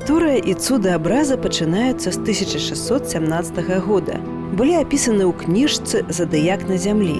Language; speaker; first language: Belarusian; native; Belarusian